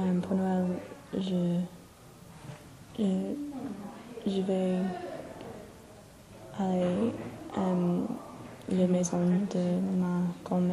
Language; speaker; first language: French; non-native, learner; English